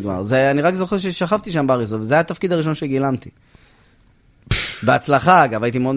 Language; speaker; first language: Hebrew; native; Hebrew